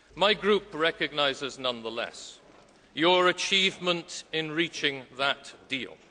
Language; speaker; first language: English; native; English